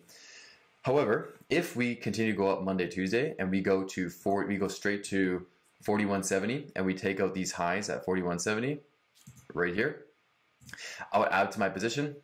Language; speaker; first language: English; native; English